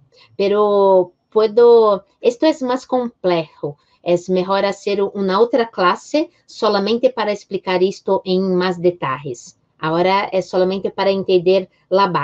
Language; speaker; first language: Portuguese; non-native, fluent; Spanish